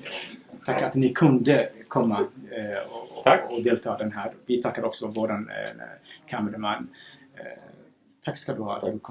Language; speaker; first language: Swedish; non-native, fluent; Somali